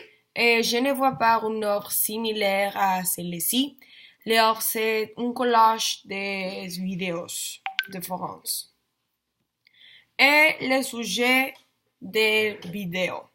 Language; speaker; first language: French; non-native, learner; Spanish